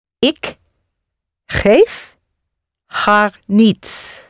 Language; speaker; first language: Dutch; non-native, learner; English